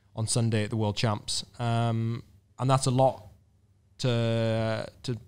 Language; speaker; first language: English; native; English